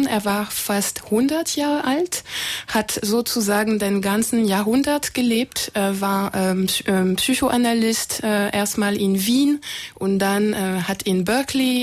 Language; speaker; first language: German; non-native, fluent; French